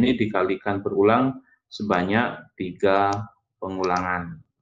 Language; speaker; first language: Indonesian; native; Indonesian